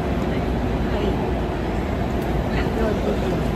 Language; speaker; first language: Japanese; non-native, learner; Filipino